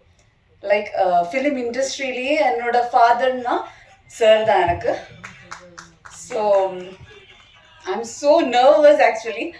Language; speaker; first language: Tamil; non-native, fluent; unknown